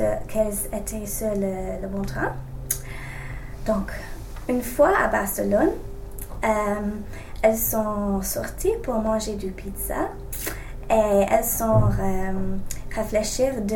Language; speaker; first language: French; non-native, learner; English